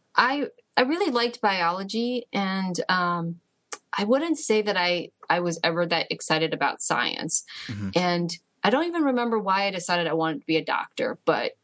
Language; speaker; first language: English; early bilingual, other home language; Chinese